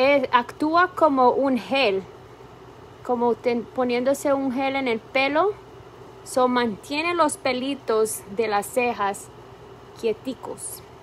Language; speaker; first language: Spanish; early bilingual, heritage; Spanish